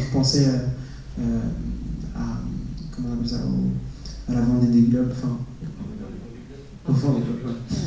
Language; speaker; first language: French; native; French